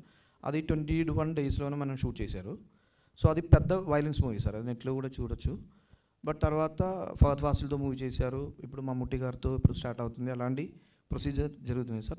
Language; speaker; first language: Telugu; non-native, local second language; Malayalam